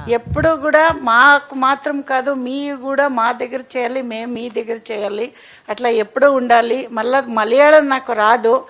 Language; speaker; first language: Telugu; non-native, local second language; Kannada